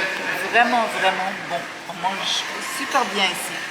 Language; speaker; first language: French; non-native, fluent; German